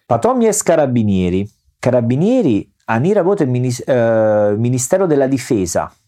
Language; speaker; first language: Russian; non-native, learner; Italian